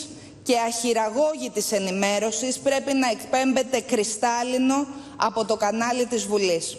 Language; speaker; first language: Greek; native; Greek